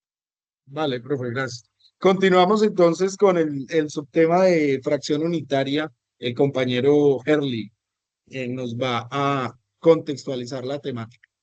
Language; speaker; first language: Spanish; native; Spanish